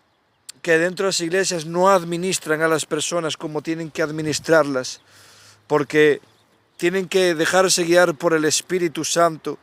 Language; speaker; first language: Spanish; native; Spanish